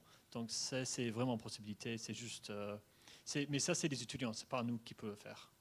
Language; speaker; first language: French; non-native, fluent; English